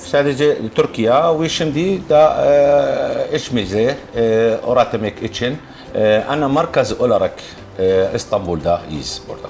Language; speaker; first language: Turkish; non-native, learner; Arabic